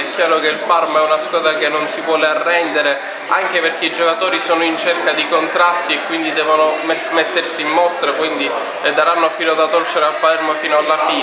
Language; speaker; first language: Italian; native; Italian